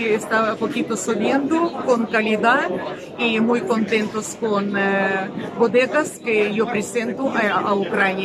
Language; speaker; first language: Spanish; non-native, learner; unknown